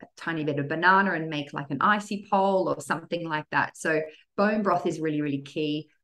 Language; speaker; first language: English; native; English